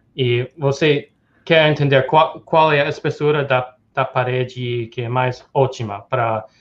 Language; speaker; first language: Portuguese; non-native, fluent; English